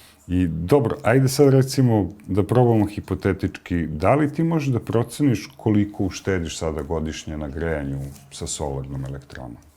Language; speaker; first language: Bosnian; native; Bosnian